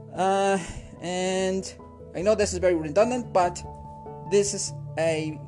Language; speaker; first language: English; non-native, fluent; Spanish